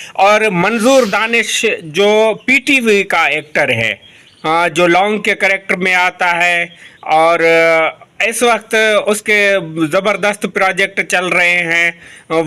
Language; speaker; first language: Urdu; non-native, local second language; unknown